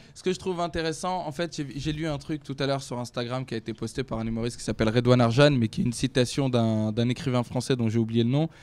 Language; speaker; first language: French; native; French